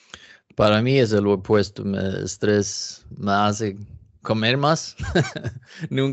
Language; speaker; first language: Spanish; non-native, learner; English